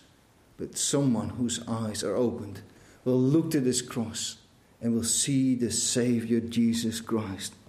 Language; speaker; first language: English; non-native, fluent; Dutch